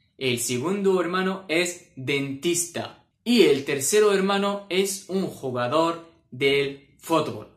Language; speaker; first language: Spanish; non-native, fluent; Arabic